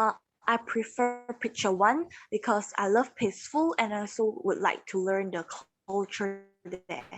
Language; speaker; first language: English; non-native, learner; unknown